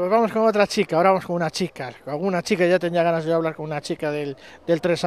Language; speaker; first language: Spanish; native; Spanish